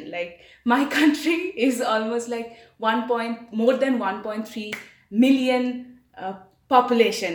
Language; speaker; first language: English; non-native, local second language; Bangla